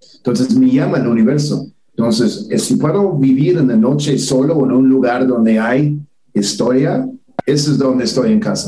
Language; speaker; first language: Spanish; non-native, fluent; English